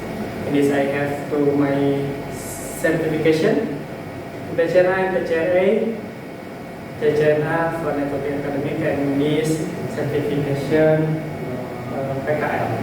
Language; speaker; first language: English; non-native, learner; Indonesian